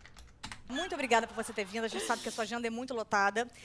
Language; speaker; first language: Portuguese; native; Portuguese